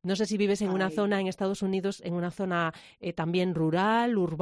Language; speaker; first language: Spanish; native; Spanish